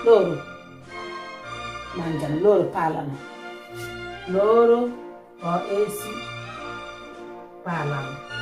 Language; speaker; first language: Italian; non-native, learner; Nigerian Pidgin